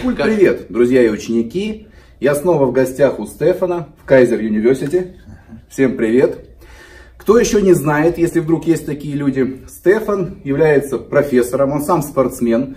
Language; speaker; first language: Russian; native; Russian